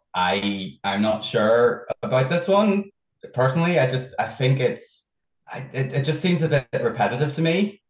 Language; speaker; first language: English; native; English